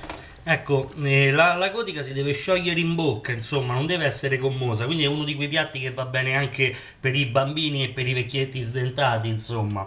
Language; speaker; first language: Italian; native; Italian